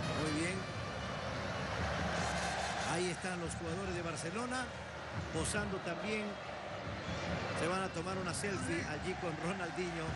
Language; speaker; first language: Spanish; native; Spanish